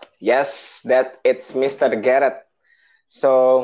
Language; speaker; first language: English; non-native, learner; Indonesian